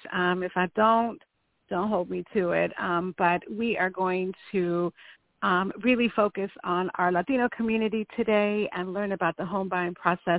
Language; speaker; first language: English; early bilingual, other home language; Spanish